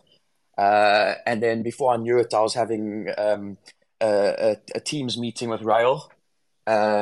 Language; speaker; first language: English; native; English